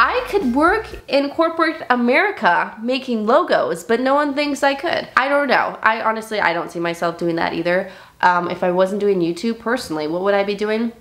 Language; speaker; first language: English; native; English